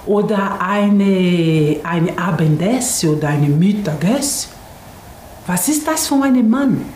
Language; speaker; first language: German; non-native, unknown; Portuguese